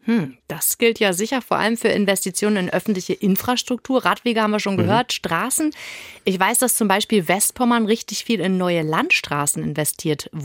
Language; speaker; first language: German; native; German